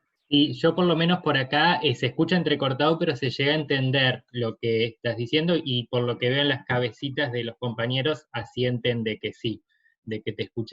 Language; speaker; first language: Spanish; native; Spanish